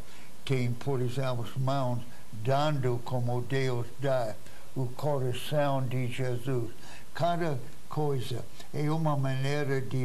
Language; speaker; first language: Portuguese; non-native, fluent; English